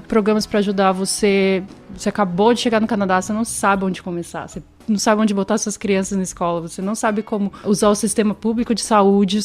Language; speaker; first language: Portuguese; native; Portuguese